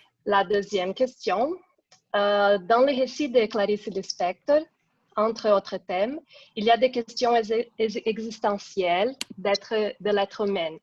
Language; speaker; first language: French; non-native, fluent; Portuguese